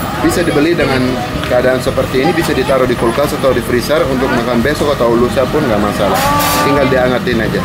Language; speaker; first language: Indonesian; non-native, fluent; Arabic